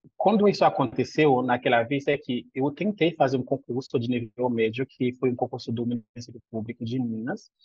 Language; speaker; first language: Portuguese; non-native, fluent; Haitian Creole